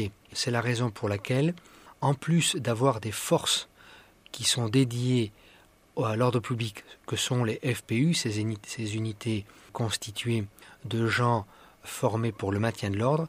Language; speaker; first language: French; native; French